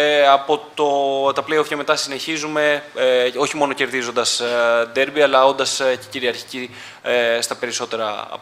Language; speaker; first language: Greek; native; Greek